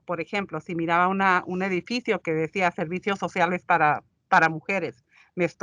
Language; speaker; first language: Spanish; early bilingual, heritage; Spanish